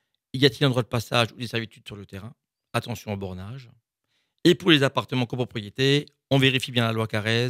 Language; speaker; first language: French; native; French